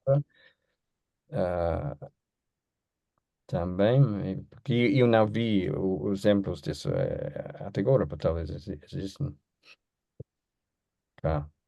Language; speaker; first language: Portuguese; non-native, learner; English